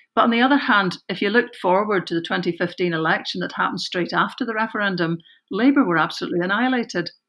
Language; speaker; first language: English; native; English